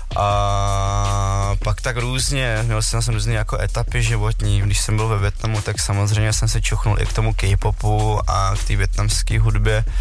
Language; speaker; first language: Czech; early bilingual, other home language; Vietnamese